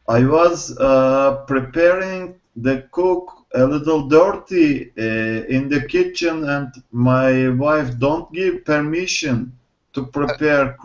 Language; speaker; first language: English; non-native, learner; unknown